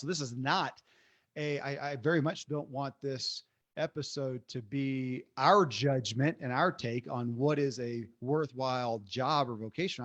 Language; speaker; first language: English; native; English